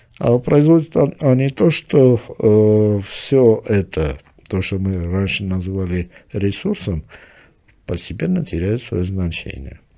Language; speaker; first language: Russian; non-native, local second language; Armenian